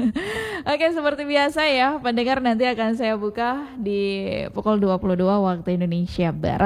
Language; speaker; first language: Indonesian; native; Indonesian